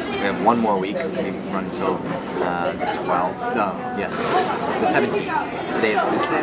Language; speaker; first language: English; early bilingual, other home language; Hebrew